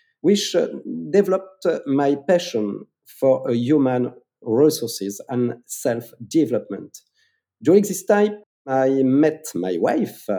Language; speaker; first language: English; non-native, fluent; French